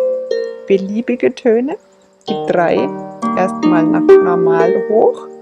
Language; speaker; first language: German; native; German